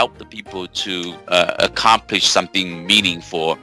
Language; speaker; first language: English; non-native, fluent; Chinese